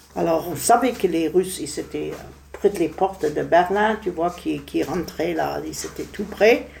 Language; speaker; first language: French; non-native, fluent; German